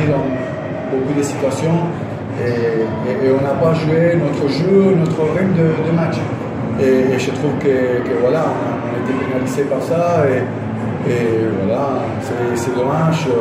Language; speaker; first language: French; non-native, fluent; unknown